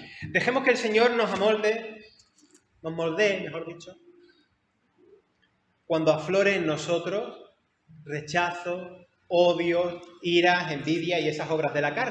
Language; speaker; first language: Spanish; native; Spanish